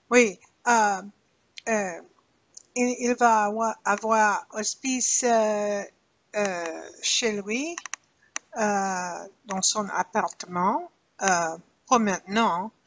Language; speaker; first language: French; non-native, learner; English